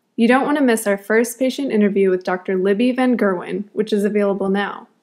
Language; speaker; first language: English; native; English